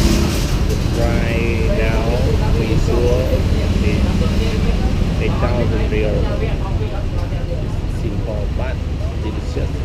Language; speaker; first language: English; non-native, learner; Khmer